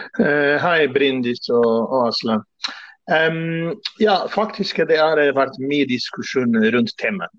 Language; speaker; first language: Norwegian; non-native, fluent; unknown